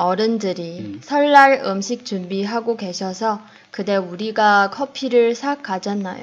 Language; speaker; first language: Korean; non-native, fluent; Chinese